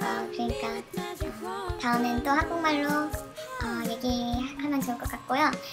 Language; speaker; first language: Korean; early bilingual, heritage; Korean